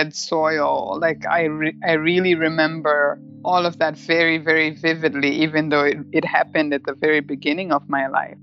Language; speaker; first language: English; non-native, local second language; Shona